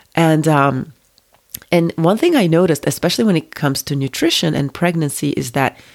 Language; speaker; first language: English; non-native, fluent; Turkish